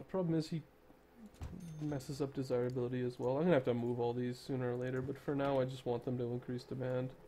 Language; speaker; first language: English; native; English